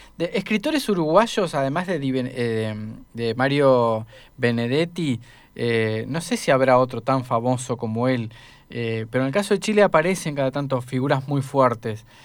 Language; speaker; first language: Spanish; native; Spanish